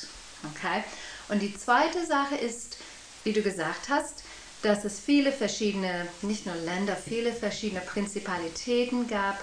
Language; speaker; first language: German; non-native, fluent; English